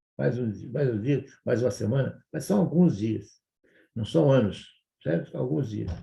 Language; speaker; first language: Portuguese; non-native, fluent; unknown